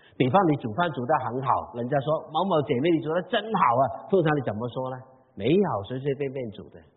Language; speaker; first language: Chinese; non-native, local second language; Cantonese